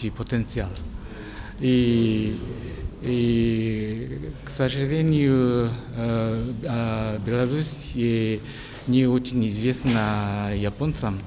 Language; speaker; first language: Russian; non-native, learner; Japanese